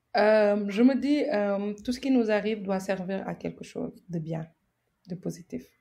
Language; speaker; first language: French; non-native, local second language; Wolof